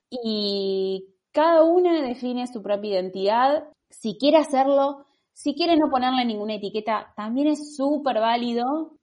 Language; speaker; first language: Spanish; native; Spanish